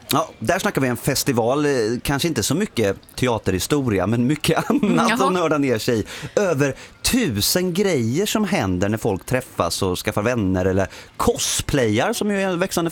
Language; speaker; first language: Swedish; native; Swedish